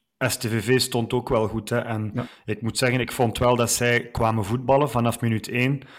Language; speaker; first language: Dutch; native; Dutch